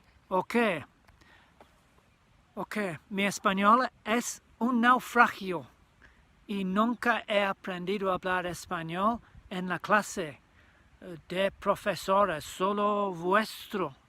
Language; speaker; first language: Spanish; non-native, learner; English